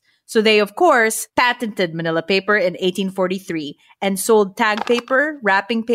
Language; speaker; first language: English; non-native, local second language; Filipino